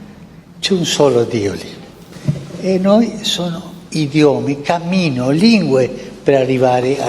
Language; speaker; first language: Italian; non-native, fluent; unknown